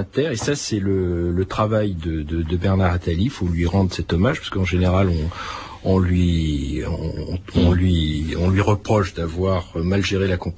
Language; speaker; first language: French; native; French